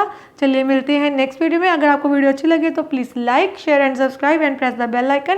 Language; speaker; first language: Hindi; native; Hindi